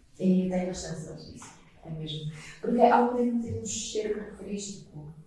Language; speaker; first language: Portuguese; non-native, fluent; Russian